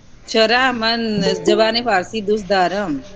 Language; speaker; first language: Persian; non-native, learner; Urdu